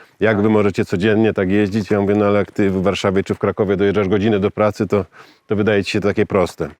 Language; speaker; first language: Polish; native; Polish